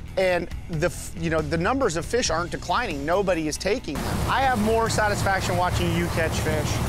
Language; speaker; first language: English; native; English